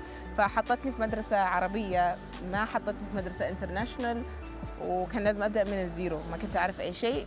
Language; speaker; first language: Arabic; early bilingual, other home language; English